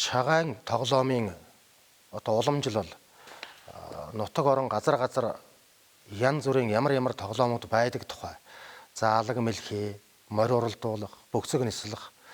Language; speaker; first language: Mongolian; native; Mongolian